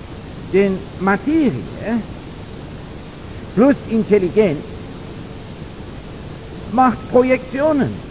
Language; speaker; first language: German; non-native, fluent; English